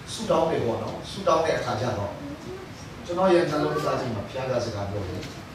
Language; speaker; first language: Burmese; non-native, local second language; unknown